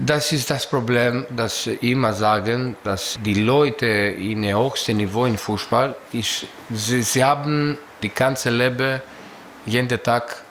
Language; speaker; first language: German; non-native, local second language; Greek